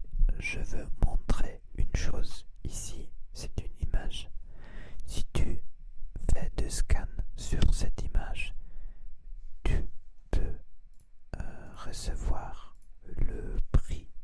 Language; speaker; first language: French; non-native, learner; Spanish